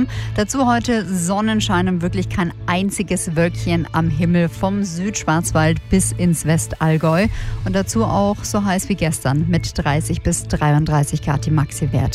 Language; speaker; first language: German; native; German